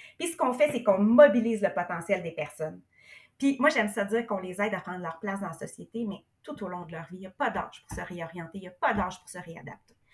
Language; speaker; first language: French; native; French